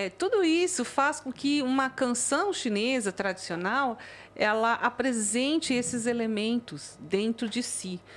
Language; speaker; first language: Portuguese; early bilingual, other home language; Chinese